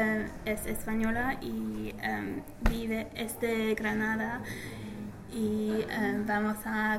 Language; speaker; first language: Spanish; non-native, learner; English